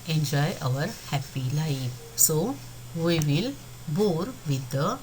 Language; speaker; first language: English; non-native, local second language; Marathi